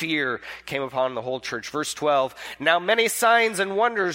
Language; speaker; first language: English; native; English